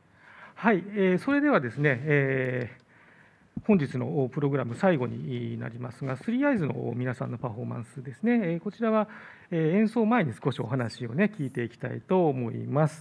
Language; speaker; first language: Japanese; native; Japanese